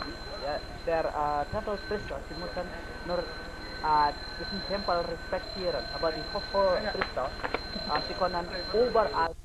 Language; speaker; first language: German; non-native, learner; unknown